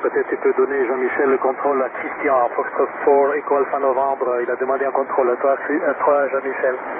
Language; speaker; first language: French; native; French